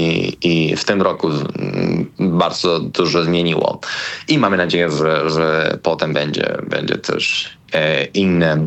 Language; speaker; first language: Polish; non-native, learner; Spanish